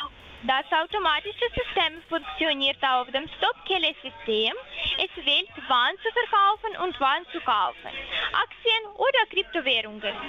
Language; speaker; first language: German; non-native, learner; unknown